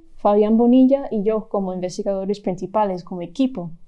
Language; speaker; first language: Spanish; non-native, fluent; English